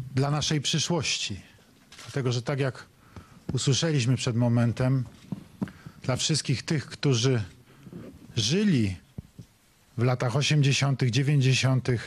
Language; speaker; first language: Polish; native; Polish